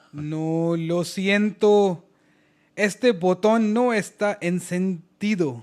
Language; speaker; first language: Spanish; non-native, learner; Hindi